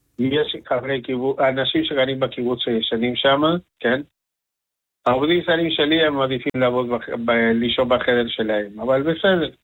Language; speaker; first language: Hebrew; non-native, fluent; Spanish